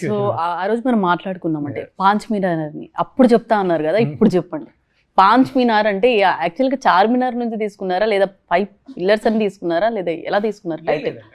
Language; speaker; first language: Telugu; native; Telugu